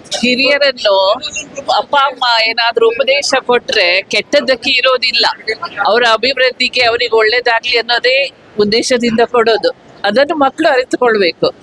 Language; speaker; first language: Kannada; non-native, local second language; Konkani